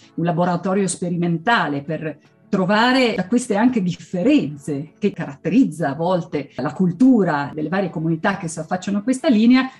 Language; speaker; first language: Italian; non-native, fluent; Swiss German